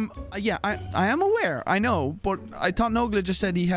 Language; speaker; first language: English; native; English